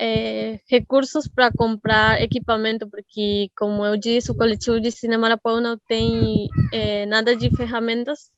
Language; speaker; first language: Portuguese; non-native, fluent; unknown